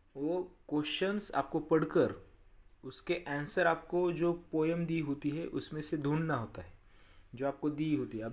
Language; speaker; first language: Hindi; non-native, local second language; Marathi